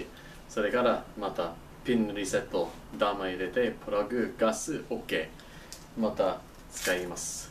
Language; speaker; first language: Japanese; non-native, learner; English